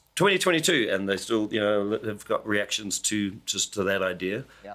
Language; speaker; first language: English; native; English